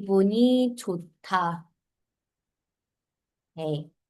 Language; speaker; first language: Korean; non-native, fluent; Filipino